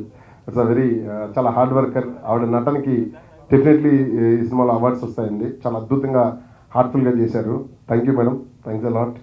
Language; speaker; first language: Telugu; native; Telugu